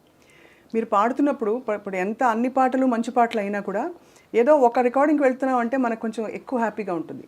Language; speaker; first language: Telugu; native; Telugu